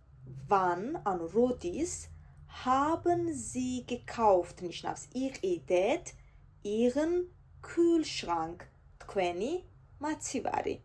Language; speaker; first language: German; non-native, fluent; Georgian